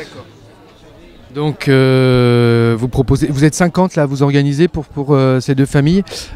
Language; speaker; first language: French; native; French